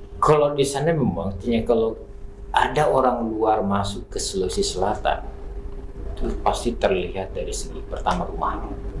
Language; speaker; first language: Indonesian; non-native, local second language; Buginese